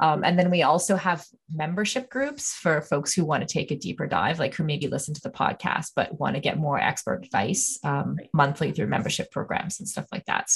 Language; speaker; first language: English; native; English